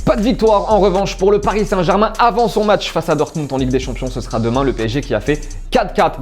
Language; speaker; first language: French; native; French